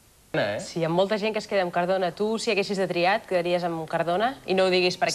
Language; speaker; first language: Catalan; native; Catalan